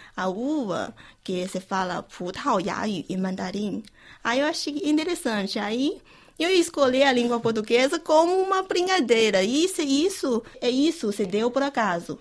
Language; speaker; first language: Portuguese; non-native, fluent; Chinese